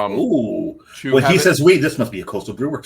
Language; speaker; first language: English; native; English